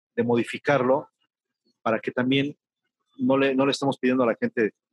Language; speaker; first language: Spanish; native; Spanish